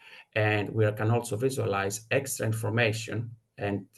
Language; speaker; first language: English; non-native, fluent; Greek